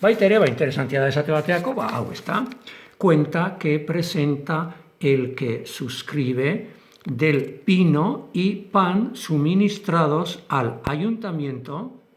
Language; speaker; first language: Spanish; non-native, local second language; Basque